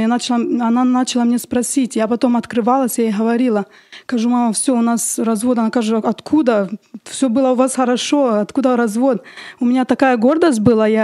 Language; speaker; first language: Russian; early bilingual, heritage; Russian